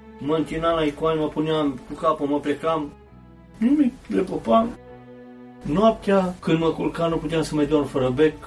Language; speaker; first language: Romanian; native; Romanian